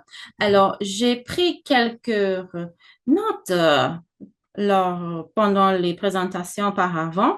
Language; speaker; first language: French; non-native, fluent; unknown